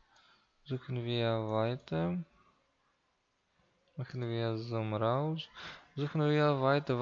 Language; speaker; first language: German; non-native, learner; Russian